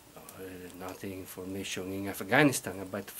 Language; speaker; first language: English; non-native, learner; Italian